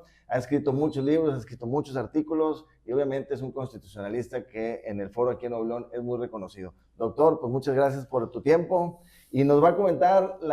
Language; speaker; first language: Spanish; native; Spanish